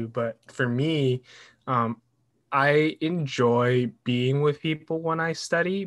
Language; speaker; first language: English; native; English